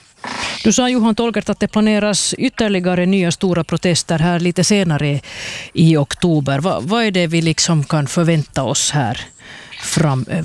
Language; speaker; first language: Swedish; native; Swedish